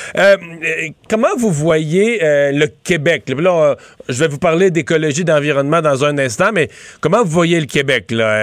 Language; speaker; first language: French; native; French